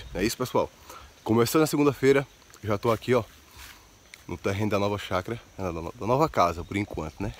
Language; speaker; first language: Portuguese; native; Portuguese